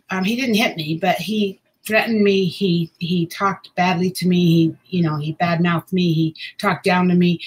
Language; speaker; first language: English; native; English